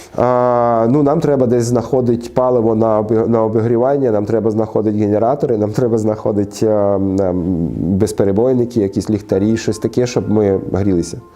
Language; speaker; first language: Ukrainian; non-native, local second language; Russian